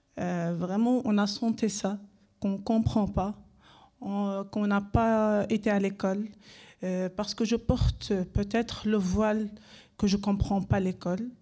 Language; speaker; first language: French; non-native, learner; Arabic